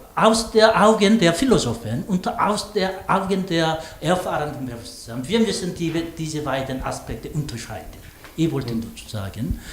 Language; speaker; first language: German; non-native, fluent; Korean